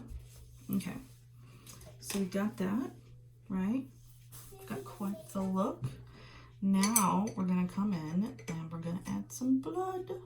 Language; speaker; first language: English; native; English